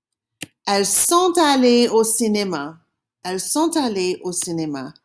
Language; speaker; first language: French; non-native, fluent; English